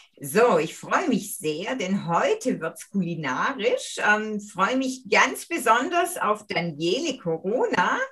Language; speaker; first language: German; native; German